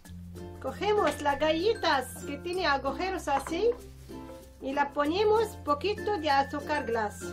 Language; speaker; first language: Spanish; non-native, fluent; Arabic